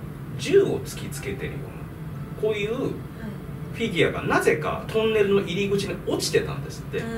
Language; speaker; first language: Japanese; native; Japanese